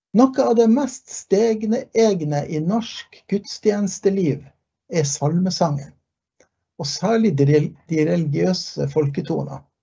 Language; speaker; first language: Norwegian; early bilingual, heritage; Norwegian